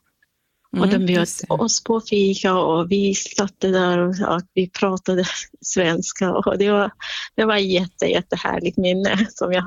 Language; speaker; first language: Swedish; non-native, fluent; Central Kurdish